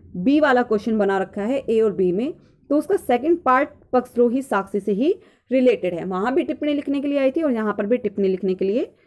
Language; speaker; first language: Hindi; native; Hindi